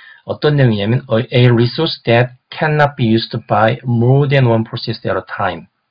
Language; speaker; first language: English; non-native, fluent; Korean